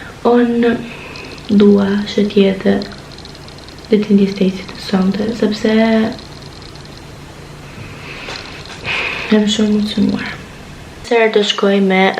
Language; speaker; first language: Albanian; early bilingual, heritage; Albanian